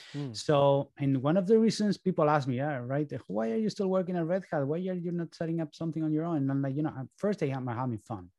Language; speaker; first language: English; early bilingual, other home language; Spanish